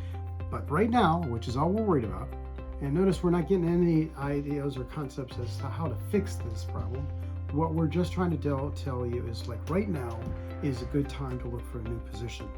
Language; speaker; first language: English; native; English